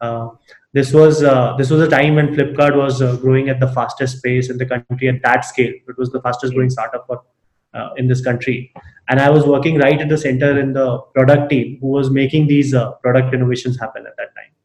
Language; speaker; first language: English; non-native, local second language; Hindi